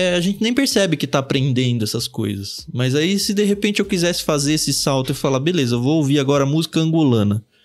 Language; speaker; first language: Portuguese; native; Portuguese